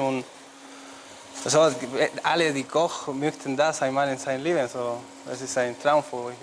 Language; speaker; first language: German; non-native, learner; Spanish